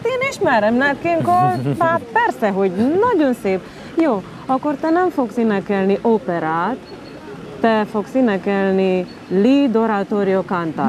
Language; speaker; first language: Hungarian; non-native, local second language; Romanian